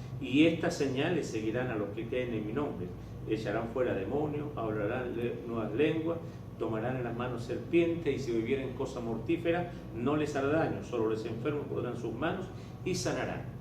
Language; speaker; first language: Spanish; native; Spanish